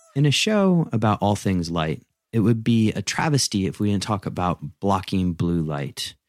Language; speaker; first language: English; native; English